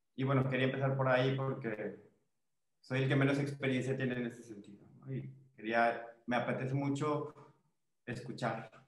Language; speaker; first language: Spanish; native; Spanish